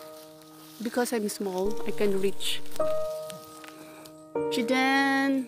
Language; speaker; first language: English; non-native, local second language; Filipino